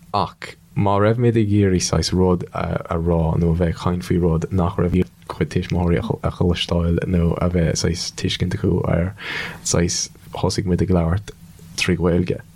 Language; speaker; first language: Irish; non-native, local second language; English